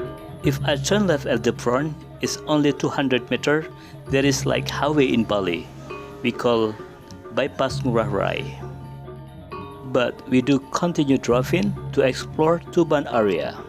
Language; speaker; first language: English; non-native, learner; Indonesian